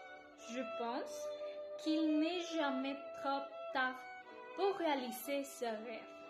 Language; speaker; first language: French; non-native, learner; Spanish